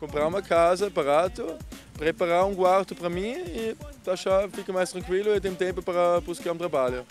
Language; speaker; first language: Portuguese; non-native, fluent; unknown